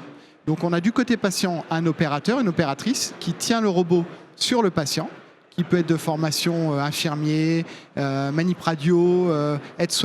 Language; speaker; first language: French; native; French